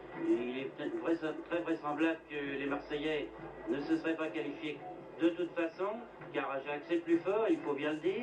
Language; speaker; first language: French; native; French